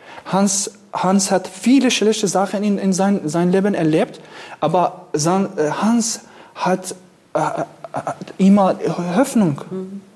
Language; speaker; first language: German; non-native, fluent; Kurdish